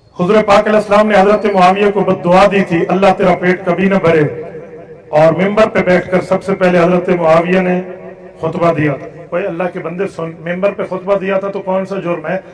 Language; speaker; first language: Urdu; non-native, local second language; Saraiki